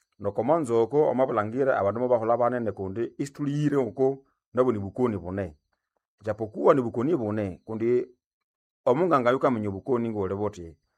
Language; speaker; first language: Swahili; non-native, local second language; Nande